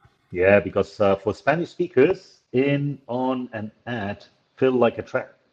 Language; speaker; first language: English; non-native, fluent; Spanish